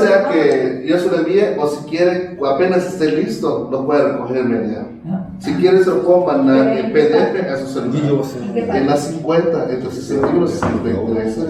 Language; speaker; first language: Spanish; native; Spanish